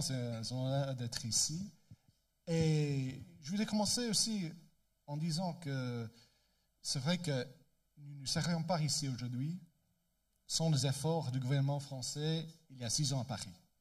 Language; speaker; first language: French; non-native, learner; English